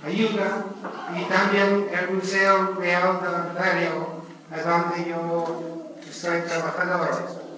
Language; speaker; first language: Spanish; non-native, learner; English